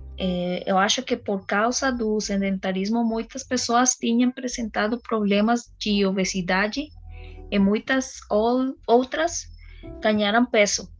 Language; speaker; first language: Portuguese; non-native, learner; Spanish